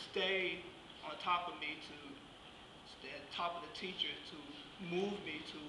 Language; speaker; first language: English; native; English